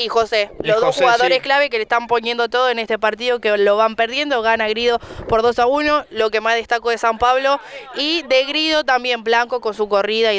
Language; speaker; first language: Spanish; native; Spanish